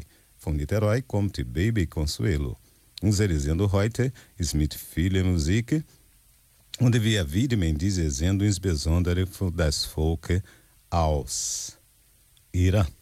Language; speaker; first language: German; non-native, learner; Portuguese